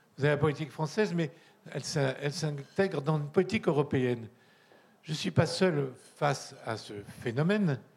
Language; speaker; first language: French; native; French